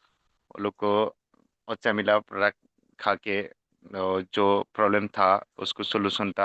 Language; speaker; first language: Hindi; non-native, local second language; Assamese